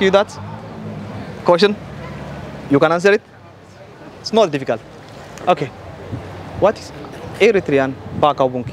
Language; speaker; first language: English; non-native, learner; Tigrinya